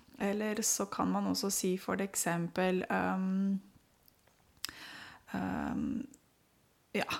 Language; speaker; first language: Norwegian; non-native, fluent; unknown